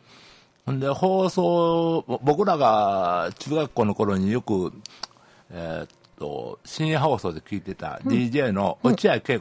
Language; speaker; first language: Japanese; native; Japanese